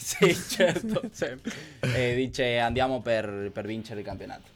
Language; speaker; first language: Italian; non-native, learner; Spanish